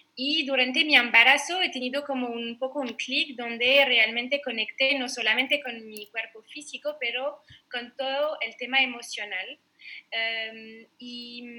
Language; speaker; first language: Spanish; non-native, fluent; French